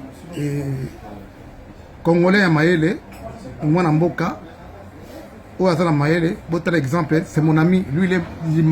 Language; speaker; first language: French; non-native, local second language; Lingala